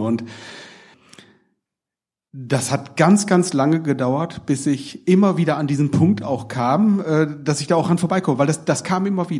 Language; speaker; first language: German; native; German